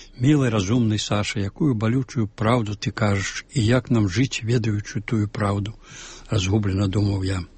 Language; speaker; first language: Belarusian; native; Belarusian